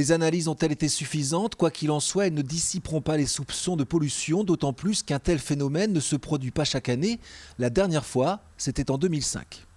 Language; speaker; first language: French; native; French